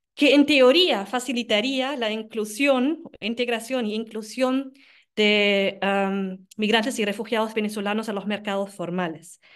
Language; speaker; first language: Spanish; non-native, fluent; German